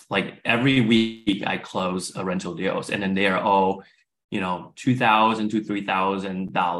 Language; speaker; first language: English; non-native, fluent; Chinese